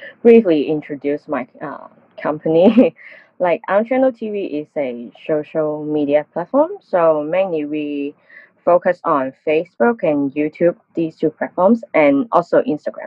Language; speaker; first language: English; non-native, local second language; Cantonese